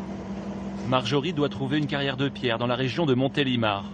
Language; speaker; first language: French; native; French